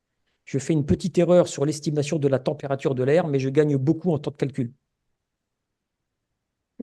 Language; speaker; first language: French; native; French